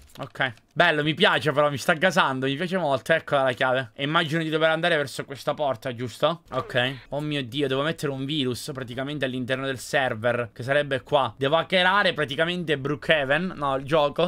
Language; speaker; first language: Italian; native; Italian